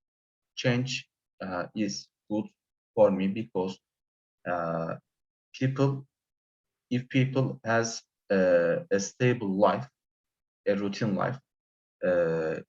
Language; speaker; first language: English; non-native, learner; Turkish